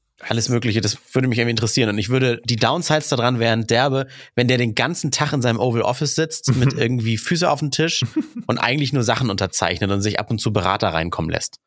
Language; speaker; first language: German; native; German